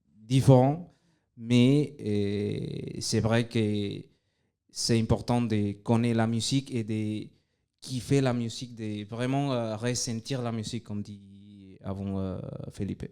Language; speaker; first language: French; non-native, fluent; Spanish